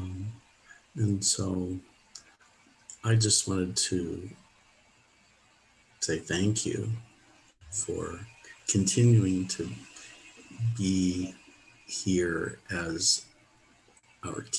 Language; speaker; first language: English; native; English